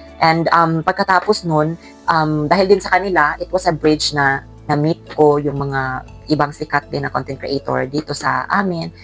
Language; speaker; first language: Filipino; non-native, local second language; Cebuano